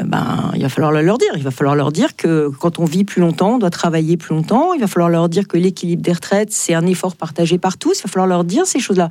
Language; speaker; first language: French; native; French